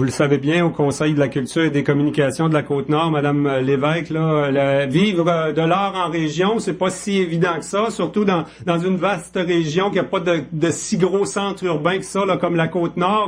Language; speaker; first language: French; native; French